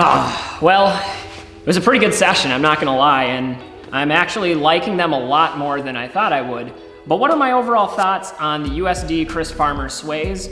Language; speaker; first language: English; native; English